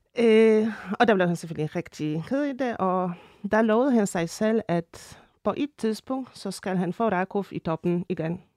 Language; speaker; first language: Danish; non-native, fluent; Polish